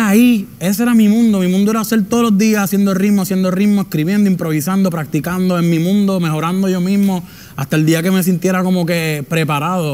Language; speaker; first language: Spanish; native; Spanish